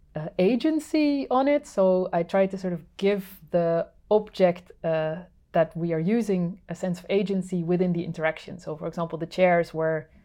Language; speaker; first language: English; non-native, fluent; Dutch